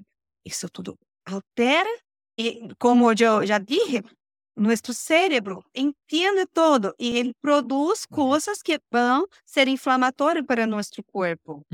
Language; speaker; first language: Spanish; non-native, learner; Portuguese